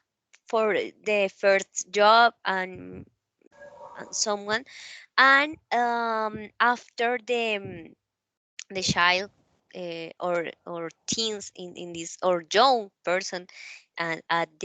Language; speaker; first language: English; non-native, learner; Spanish